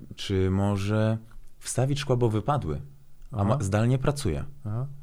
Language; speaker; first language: Polish; non-native, fluent; Azerbaijani